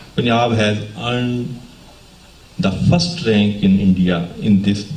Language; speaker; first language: English; non-native, local second language; Punjabi